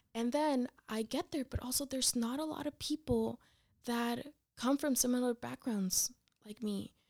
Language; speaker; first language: English; early bilingual, other home language; Spanish